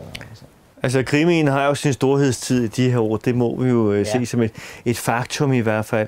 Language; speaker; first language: Danish; native; Danish